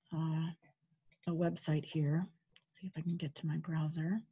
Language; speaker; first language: English; native; English